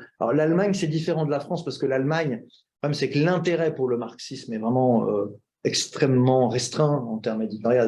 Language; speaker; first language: French; native; French